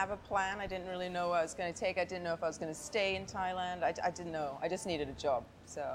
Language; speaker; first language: English; native; English